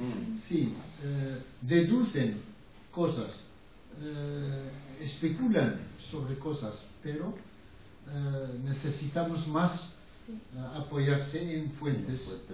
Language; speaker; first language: Spanish; non-native, fluent; Arabic